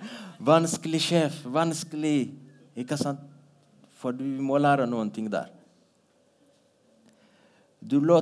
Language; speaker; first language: Norwegian; non-native, fluent; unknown